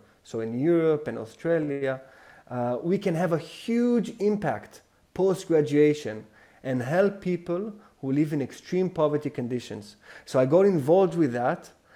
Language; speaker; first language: English; non-native, fluent; Hebrew